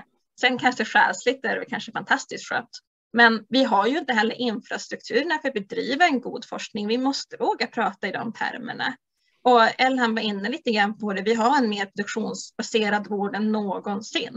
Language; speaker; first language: Swedish; native; Swedish